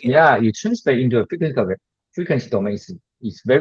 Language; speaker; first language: English; non-native, fluent; Chinese